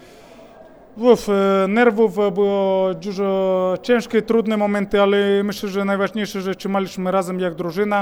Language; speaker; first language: Polish; non-native, fluent; Spanish